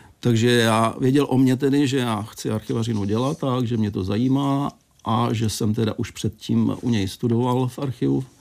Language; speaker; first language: Czech; native; Czech